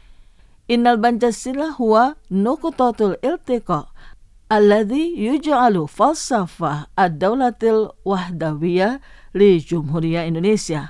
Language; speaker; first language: Arabic; non-native, fluent; Indonesian